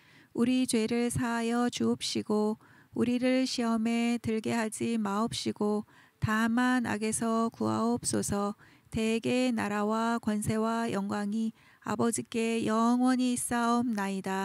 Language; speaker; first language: Korean; native; Korean